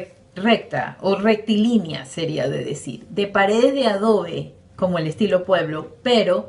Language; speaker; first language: Spanish; native; Spanish